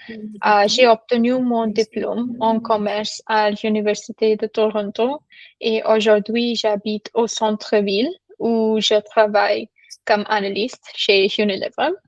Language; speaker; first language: French; non-native, learner; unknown